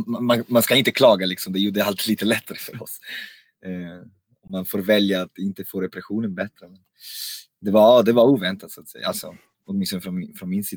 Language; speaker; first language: Swedish; non-native, fluent; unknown